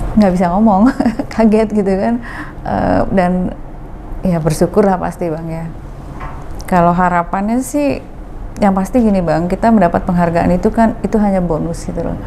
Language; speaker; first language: Indonesian; native; Indonesian